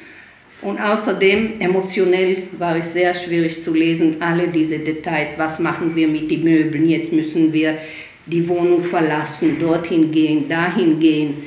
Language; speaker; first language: German; early bilingual, heritage; German